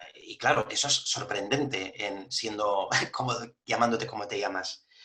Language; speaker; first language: Spanish; early bilingual, other home language; Arabic